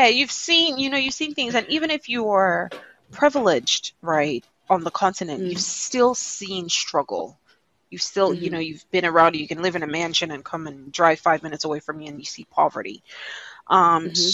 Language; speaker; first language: English; non-native, local second language; Igbo